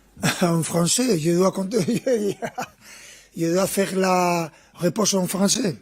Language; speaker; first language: French; non-native, learner; Spanish